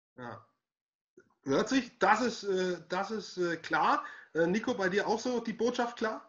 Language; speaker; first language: German; native; German